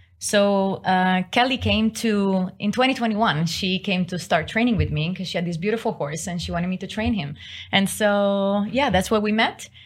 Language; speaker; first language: English; non-native, fluent; Italian